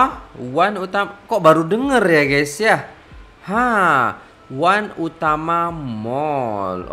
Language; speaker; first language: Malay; non-native, local second language; Javanese